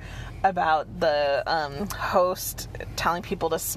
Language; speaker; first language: English; native; English